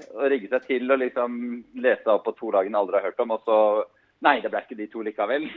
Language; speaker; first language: Norwegian; native; Norwegian